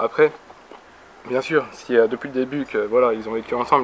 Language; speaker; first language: French; native; French